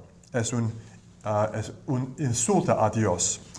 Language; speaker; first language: Spanish; non-native, learner; English